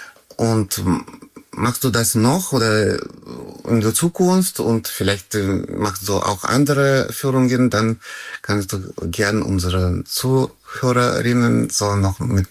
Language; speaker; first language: German; non-native, learner; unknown